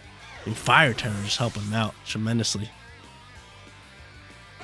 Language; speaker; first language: English; native; English